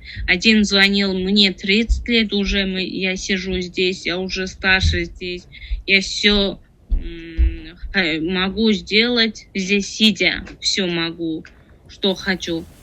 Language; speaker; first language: Russian; non-native, learner; Tajik